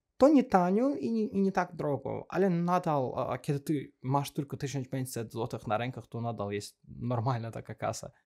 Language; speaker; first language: Polish; non-native, learner; Azerbaijani